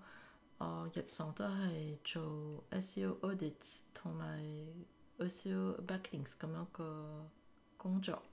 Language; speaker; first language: Cantonese; early bilingual, heritage; Cantonese